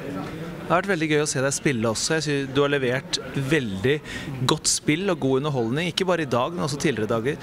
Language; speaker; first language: Norwegian; native; Norwegian